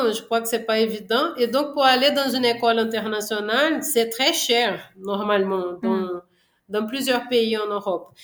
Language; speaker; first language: French; non-native, fluent; Portuguese